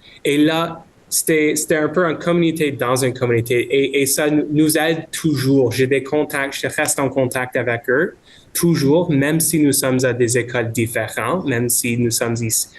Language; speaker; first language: French; non-native, local second language; English